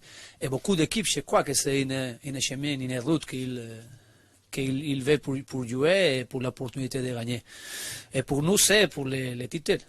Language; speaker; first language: French; non-native, learner; Spanish